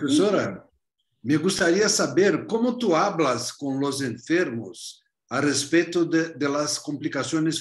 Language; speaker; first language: Spanish; non-native, fluent; Portuguese